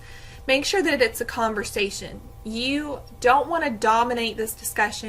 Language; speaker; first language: English; native; English